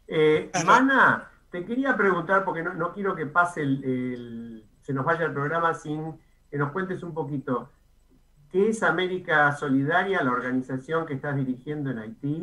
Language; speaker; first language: Spanish; native; Spanish